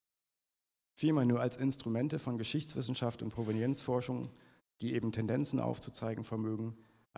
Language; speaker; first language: German; native; German